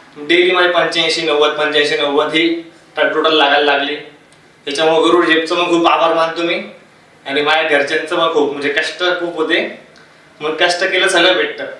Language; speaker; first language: Marathi; non-native, local second language; Hindi